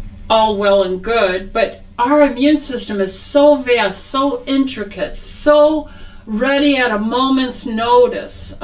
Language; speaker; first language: English; native; English